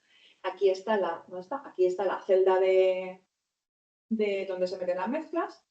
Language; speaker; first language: Spanish; native; Spanish